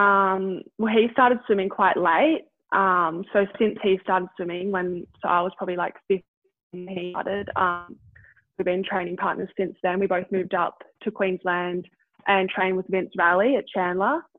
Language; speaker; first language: English; native; English